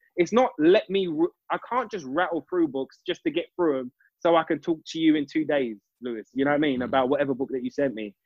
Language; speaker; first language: English; native; English